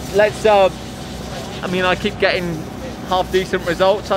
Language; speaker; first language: English; native; English